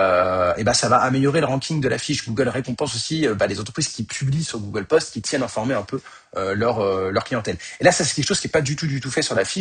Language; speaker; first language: French; native; French